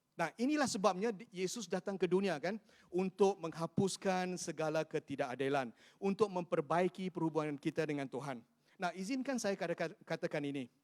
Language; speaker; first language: Malay; non-native, local second language; Chinese